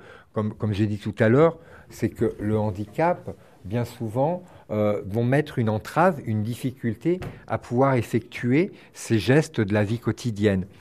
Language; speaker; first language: French; native; French